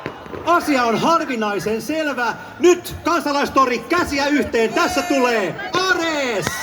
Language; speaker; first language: Finnish; native; Finnish